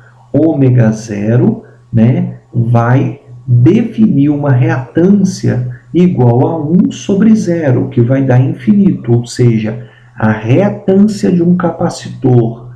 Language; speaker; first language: Portuguese; native; Portuguese